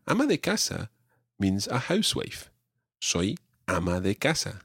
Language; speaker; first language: Spanish; non-native, fluent; English